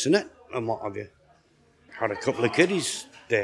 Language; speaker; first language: English; native; English